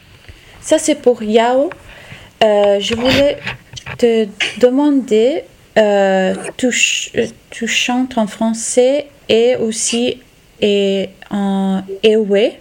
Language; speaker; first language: French; non-native, fluent; Italian